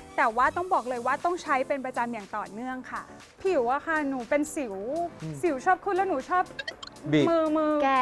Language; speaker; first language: Thai; native; Thai